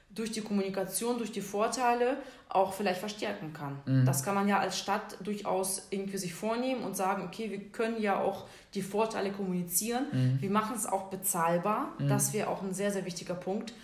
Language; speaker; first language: German; non-native, fluent; Russian